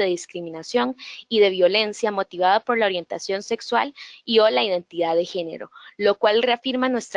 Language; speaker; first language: Spanish; native; Spanish